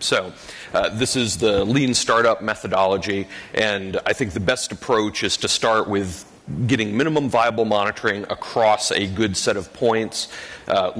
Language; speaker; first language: English; native; English